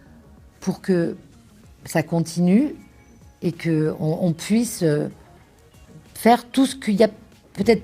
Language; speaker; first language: French; native; French